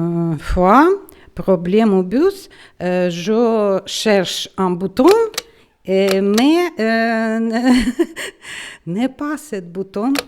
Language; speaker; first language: French; non-native, learner; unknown